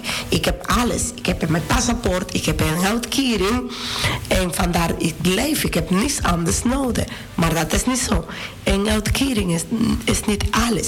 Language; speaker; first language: Dutch; non-native, fluent; Spanish